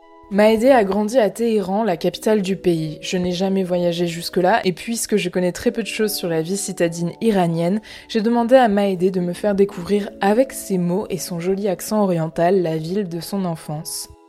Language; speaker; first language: French; native; French